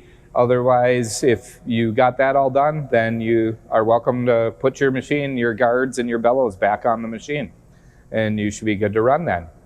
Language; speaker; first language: English; native; English